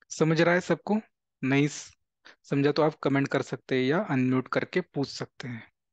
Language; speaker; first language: Hindi; non-native, local second language; Marathi